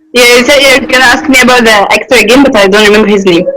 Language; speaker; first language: English; non-native, learner; Arabic